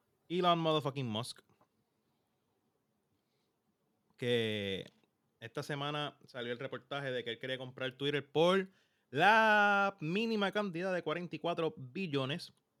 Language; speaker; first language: Spanish; native; Spanish